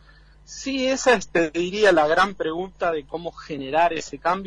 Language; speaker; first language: Spanish; native; Spanish